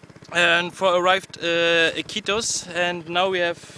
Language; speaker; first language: English; non-native, learner; German